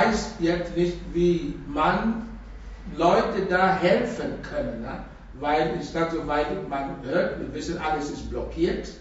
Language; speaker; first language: German; non-native, learner; Russian